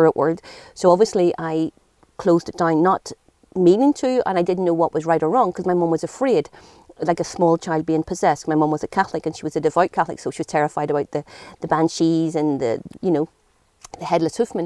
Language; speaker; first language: English; native; English